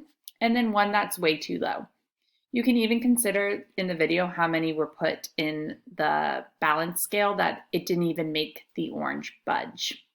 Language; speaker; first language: English; native; English